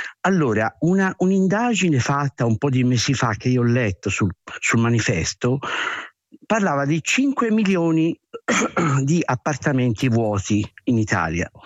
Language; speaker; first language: Italian; native; Italian